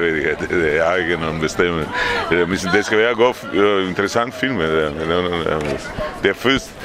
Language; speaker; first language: Danish; non-native, fluent; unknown